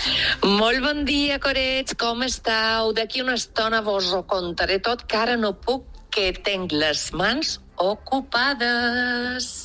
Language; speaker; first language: Catalan; non-native, fluent; Italian